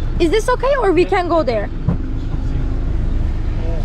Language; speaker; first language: English; non-native, learner; Turkish